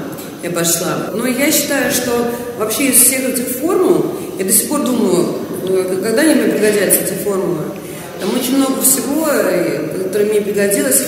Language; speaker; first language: Russian; native; Russian